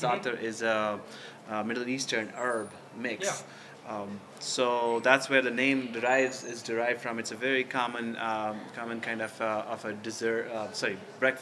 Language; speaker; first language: English; non-native, local second language; Hindi